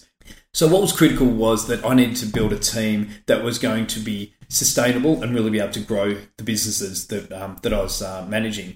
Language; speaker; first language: English; native; English